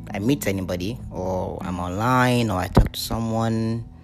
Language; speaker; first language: English; non-native, local second language; Yoruba